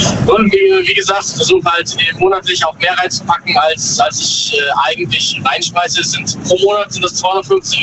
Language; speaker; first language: German; native; German